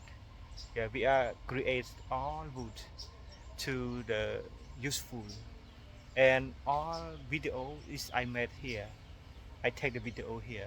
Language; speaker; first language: English; non-native, learner; Khmer